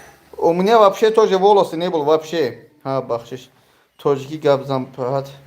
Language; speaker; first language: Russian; non-native, fluent; Tajik